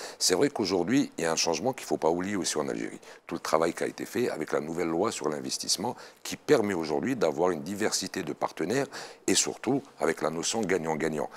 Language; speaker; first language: French; non-native, local second language; Arabic